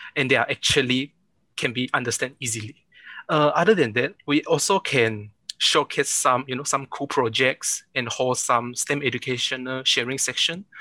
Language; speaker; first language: English; non-native, local second language; Chinese